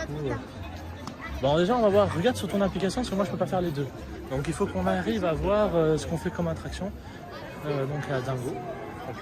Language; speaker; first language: French; native; French